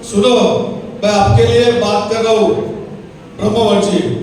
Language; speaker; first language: Hindi; non-native, local second language; Marathi